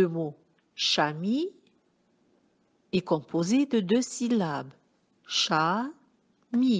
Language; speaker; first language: French; non-native, local second language; Arabic